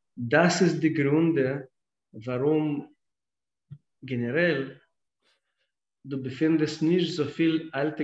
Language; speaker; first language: German; non-native, fluent; Russian